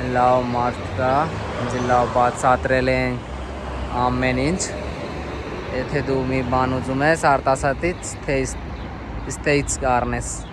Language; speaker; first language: Armenian; non-native, learner; Hindi